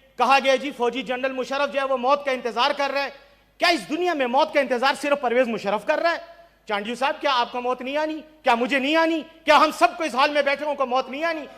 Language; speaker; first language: Urdu; non-native, local second language; Pashto